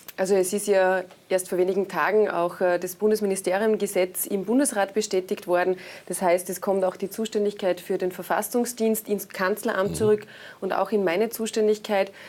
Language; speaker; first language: German; native; German